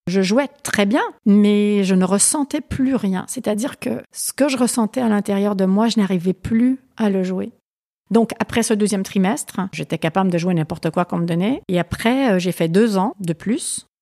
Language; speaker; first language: French; native; French